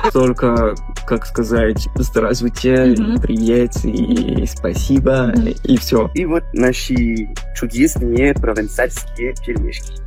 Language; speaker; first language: Russian; non-native, fluent; French